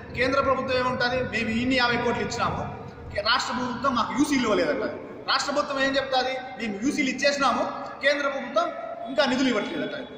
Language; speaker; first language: Telugu; native; Telugu